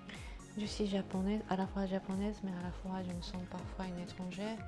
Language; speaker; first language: French; non-native, fluent; Japanese